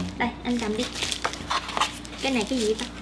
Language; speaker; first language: Vietnamese; native; Vietnamese